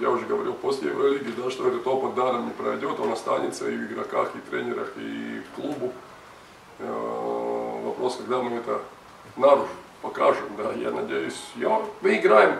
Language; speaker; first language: Russian; non-native, fluent; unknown